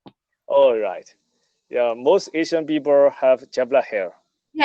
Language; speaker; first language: English; non-native, learner; Burmese